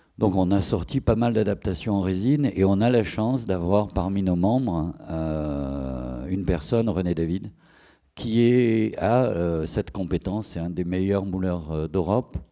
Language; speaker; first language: French; native; French